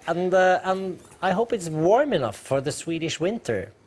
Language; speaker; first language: English; non-native, fluent; Norwegian